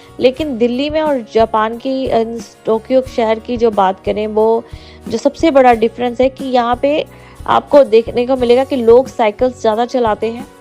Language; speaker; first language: Hindi; native; Hindi